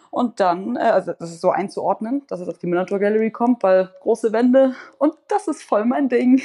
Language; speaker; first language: German; native; German